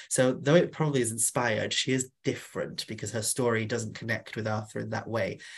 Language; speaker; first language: English; non-native, local second language; Welsh